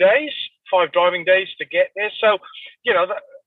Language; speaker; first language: English; native; English